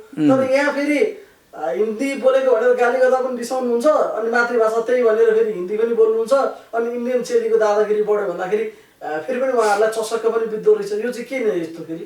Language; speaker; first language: Nepali; native; Nepali